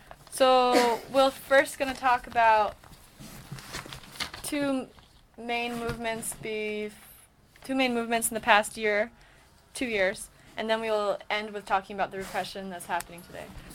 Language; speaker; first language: English; native; English